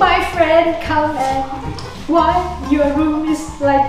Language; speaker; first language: English; non-native, learner; Thai